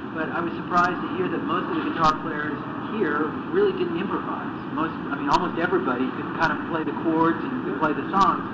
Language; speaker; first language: English; native; English